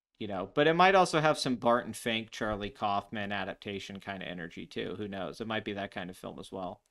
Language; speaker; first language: English; native; English